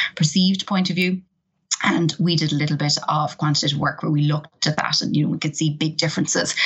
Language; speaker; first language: English; native; English